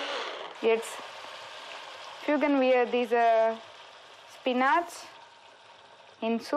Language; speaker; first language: German; non-native, fluent; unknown